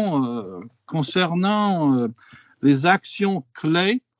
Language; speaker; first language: French; non-native, fluent; English